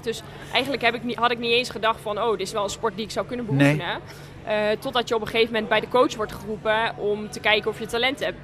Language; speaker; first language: Dutch; native; Dutch